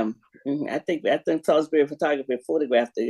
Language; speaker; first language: English; native; English